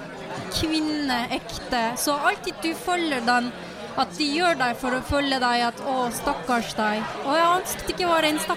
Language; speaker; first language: Norwegian; non-native, fluent; Turkish